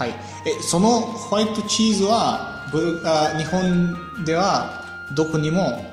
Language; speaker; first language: Japanese; non-native, learner; Bulgarian